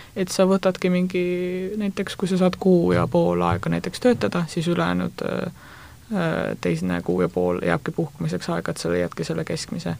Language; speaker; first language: Estonian; native; Estonian